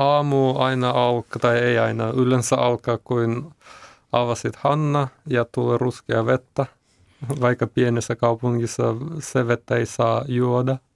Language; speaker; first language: Finnish; non-native, learner; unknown